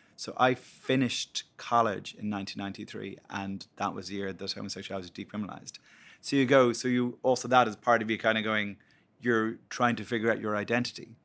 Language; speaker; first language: English; native; English